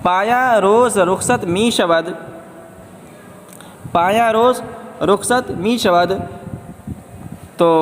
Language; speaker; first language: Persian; non-native, fluent; Urdu